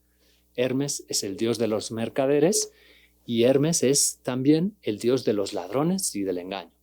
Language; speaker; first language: Spanish; native; Spanish